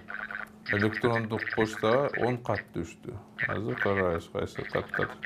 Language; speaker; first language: Kyrgyz; non-native, local second language; Russian